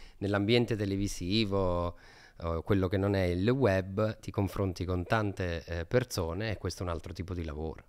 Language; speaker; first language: Italian; native; Italian